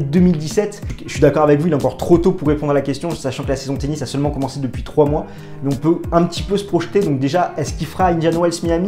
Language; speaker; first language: French; native; French